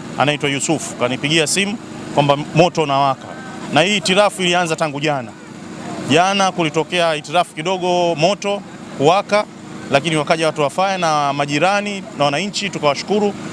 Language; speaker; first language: Swahili; native; Swahili